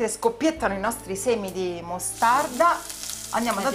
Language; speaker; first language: Italian; native; Italian